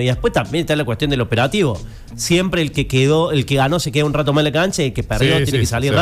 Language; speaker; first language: Spanish; native; Spanish